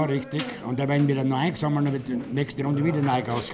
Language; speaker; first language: German; native; German